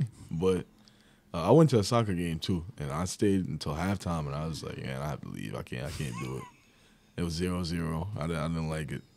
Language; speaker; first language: English; native; English